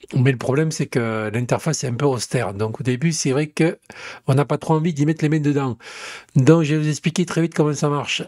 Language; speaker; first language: French; native; French